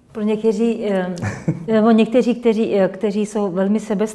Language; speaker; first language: Czech; native; Czech